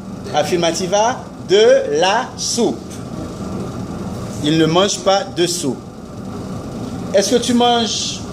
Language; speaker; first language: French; non-native, fluent; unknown